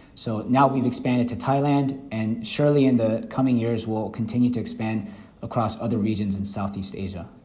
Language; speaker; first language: English; early bilingual, other home language; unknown